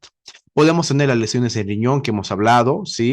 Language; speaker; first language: Spanish; native; Spanish